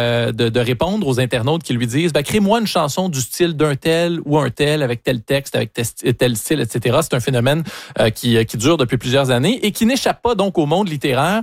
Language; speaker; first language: French; native; French